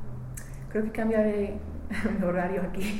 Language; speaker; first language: Spanish; non-native, learner; English